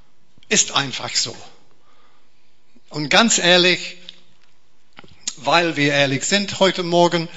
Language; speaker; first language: German; non-native, fluent; English